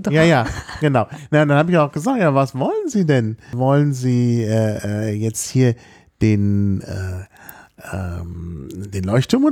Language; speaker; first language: German; native; German